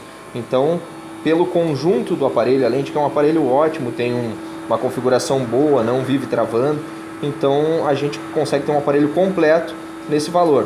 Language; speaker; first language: Portuguese; native; Portuguese